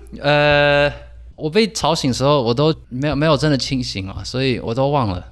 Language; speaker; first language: Chinese; early bilingual, heritage; Chinese